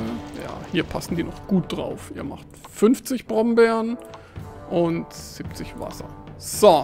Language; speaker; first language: German; native; German